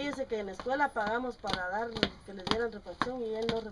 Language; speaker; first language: Spanish; native; Spanish